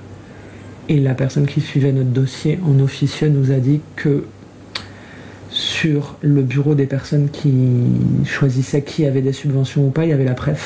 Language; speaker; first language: French; native; French